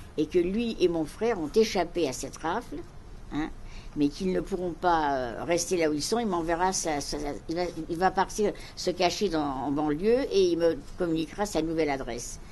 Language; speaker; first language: French; native; French